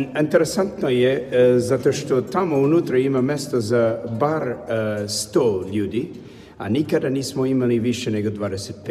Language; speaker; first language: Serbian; non-native, learner; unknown